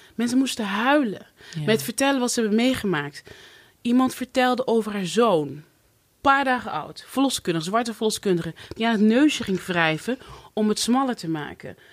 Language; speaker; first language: Dutch; native; Dutch